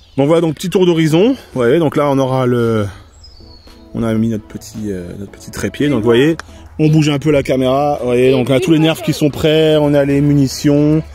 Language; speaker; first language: French; native; French